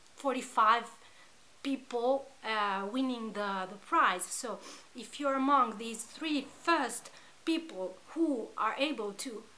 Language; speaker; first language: English; non-native, fluent; Italian